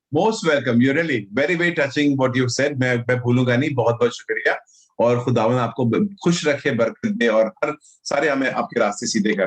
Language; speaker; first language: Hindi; native; Hindi